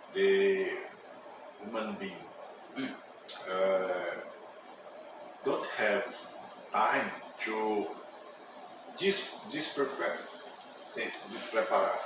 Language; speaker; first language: English; non-native, learner; Portuguese